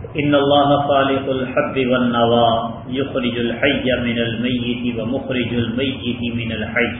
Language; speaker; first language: Urdu; non-native, local second language; Punjabi